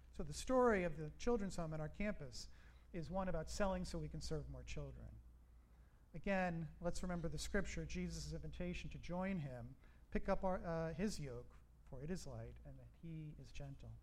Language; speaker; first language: English; native; English